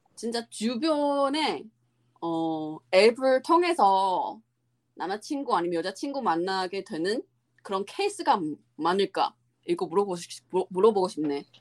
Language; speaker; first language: Korean; non-native, learner; Chinese